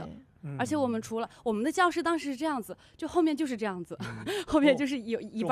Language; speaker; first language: Chinese; native; Chinese